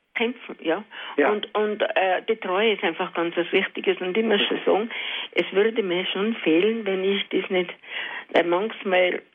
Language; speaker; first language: German; native; German